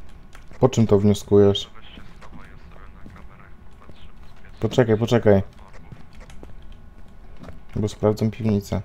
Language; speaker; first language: Polish; native; Polish